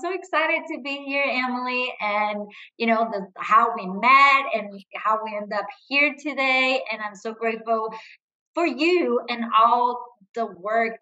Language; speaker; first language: English; non-native, fluent; Portuguese